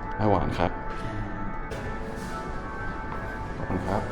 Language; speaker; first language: Thai; non-native, learner; English